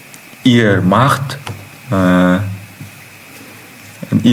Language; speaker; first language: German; non-native, learner; Uzbek